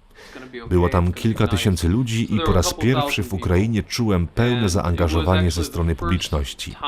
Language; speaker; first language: Polish; non-native, fluent; English